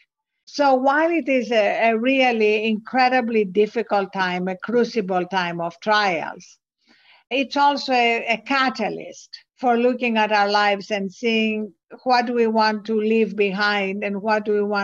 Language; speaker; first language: English; non-native, fluent; Greek